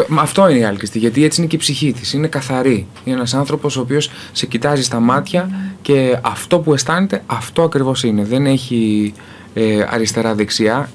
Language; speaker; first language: Greek; early bilingual, heritage; Greek